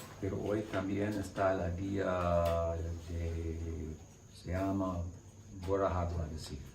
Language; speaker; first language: Spanish; non-native, learner; English